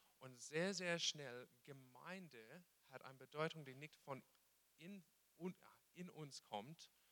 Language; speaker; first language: German; non-native, fluent; English